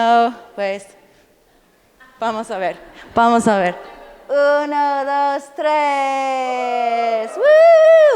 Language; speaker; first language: Spanish; non-native, learner; English